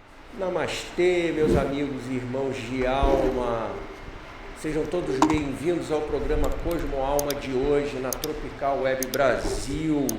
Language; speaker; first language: Portuguese; native; Portuguese